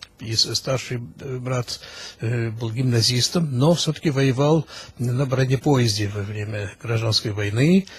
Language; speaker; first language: Russian; early bilingual, heritage; Russian